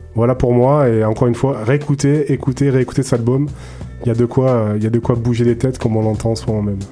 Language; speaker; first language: French; native; French